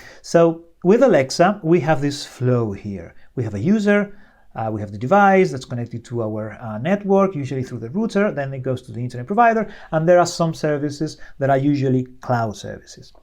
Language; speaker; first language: English; non-native, fluent; Spanish